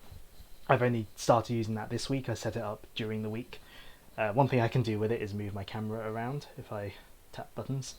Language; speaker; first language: English; native; English